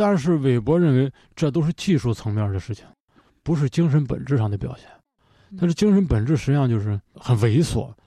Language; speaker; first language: Chinese; native; Chinese